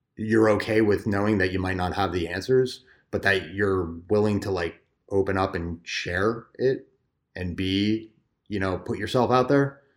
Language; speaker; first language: English; native; English